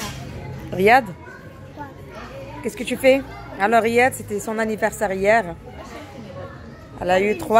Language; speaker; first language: French; native; French